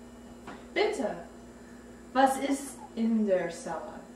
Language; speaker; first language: German; non-native, learner; English